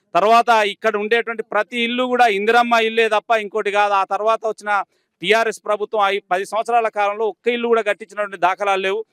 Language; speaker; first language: Telugu; native; Telugu